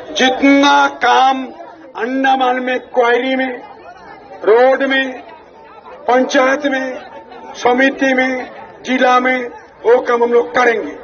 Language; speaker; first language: Hindi; non-native, local second language; Bangla